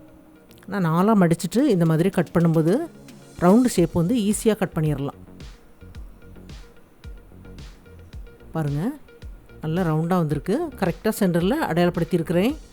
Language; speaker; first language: Tamil; native; Tamil